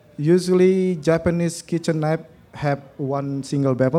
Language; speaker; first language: English; non-native, learner; Indonesian